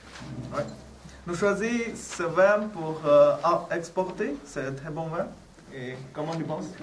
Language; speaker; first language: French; non-native, learner; Chinese